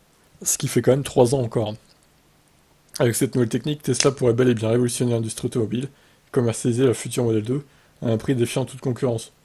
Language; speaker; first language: French; native; French